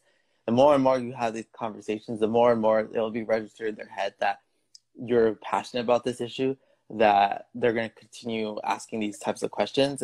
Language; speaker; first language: English; native; English